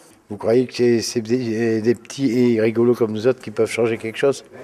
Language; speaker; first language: French; native; French